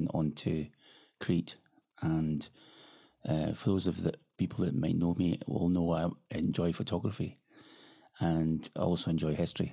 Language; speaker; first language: English; native; English